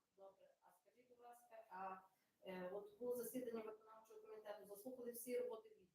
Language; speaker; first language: Ukrainian; native; Ukrainian